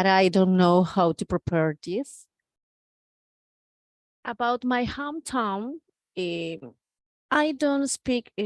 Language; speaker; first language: English; non-native, learner; Spanish